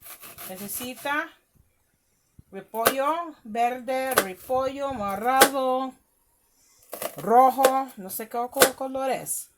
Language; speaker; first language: Spanish; non-native, learner; English